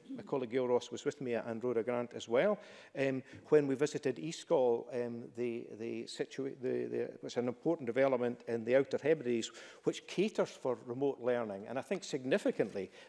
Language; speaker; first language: English; native; English